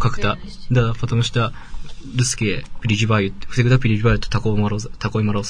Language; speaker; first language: Russian; non-native, learner; Japanese